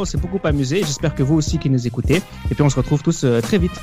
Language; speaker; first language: French; native; French